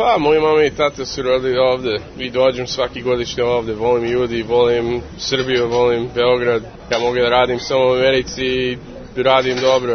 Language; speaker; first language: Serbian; early bilingual, heritage; English